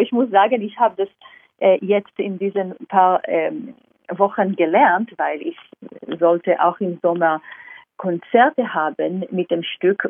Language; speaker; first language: German; non-native, fluent; Hebrew